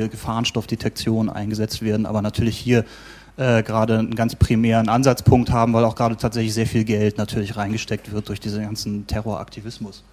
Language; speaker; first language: German; native; German